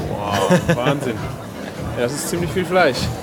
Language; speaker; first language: German; native; German